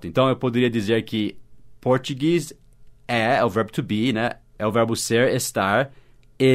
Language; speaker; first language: Portuguese; non-native, fluent; English